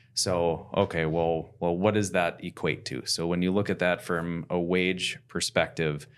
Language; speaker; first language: English; native; English